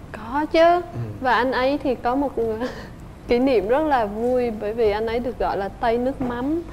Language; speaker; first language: Vietnamese; native; Vietnamese